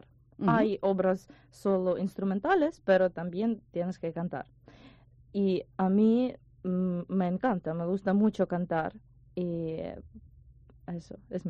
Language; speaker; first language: Spanish; non-native, learner; Ukrainian